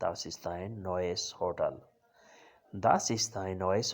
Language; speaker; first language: German; non-native, learner; Urdu